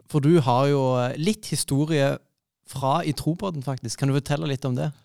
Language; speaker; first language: Norwegian; native; Norwegian